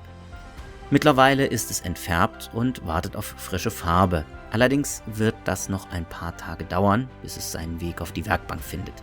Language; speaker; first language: German; native; German